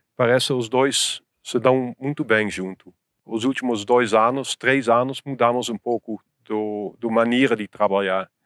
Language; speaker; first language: Portuguese; non-native, fluent; Dutch